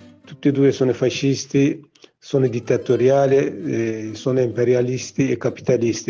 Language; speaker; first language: Italian; non-native, learner; Kurdish